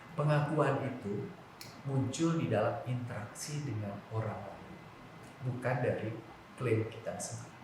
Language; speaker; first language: Indonesian; non-native, local second language; Javanese